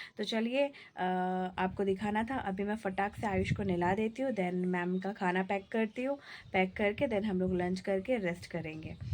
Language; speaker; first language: Hindi; non-native, local second language; Bangla